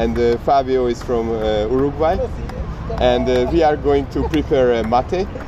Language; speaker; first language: English; non-native, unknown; Hungarian